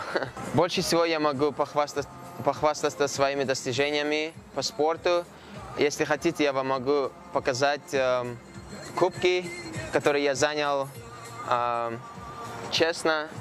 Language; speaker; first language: Russian; non-native, local second language; Karachay-Balkar